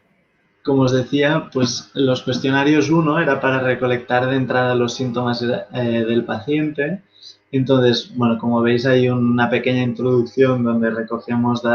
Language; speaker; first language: Spanish; native; Spanish